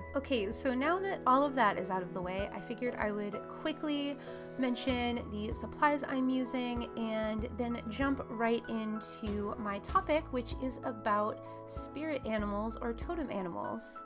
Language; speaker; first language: English; native; English